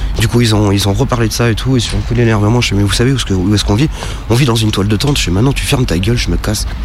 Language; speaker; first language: French; native; French